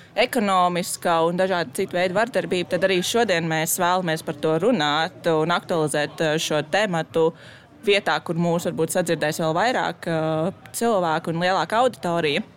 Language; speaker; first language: Latvian; native; Latvian